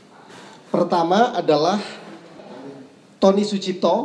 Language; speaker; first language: Indonesian; native; Indonesian